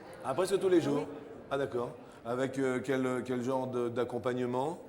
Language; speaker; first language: French; native; French